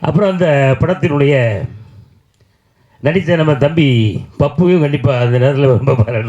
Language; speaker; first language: Tamil; native; Tamil